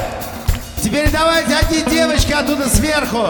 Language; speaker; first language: Russian; native; Russian